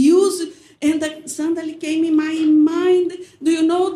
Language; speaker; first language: English; non-native, learner; Portuguese